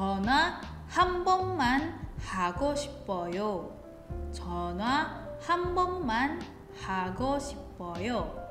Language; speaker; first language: Korean; non-native, learner; Indonesian